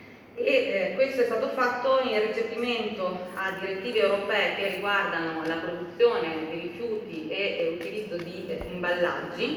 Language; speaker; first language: Italian; native; Italian